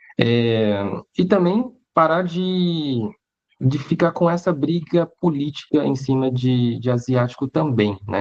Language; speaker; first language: Portuguese; early bilingual, other home language; Chinese